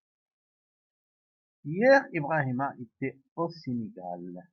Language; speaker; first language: French; non-native, local second language; Arabic